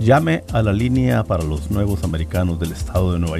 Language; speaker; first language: Spanish; native; Spanish